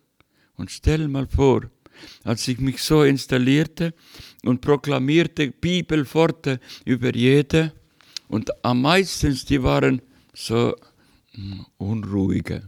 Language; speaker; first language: German; non-native, learner; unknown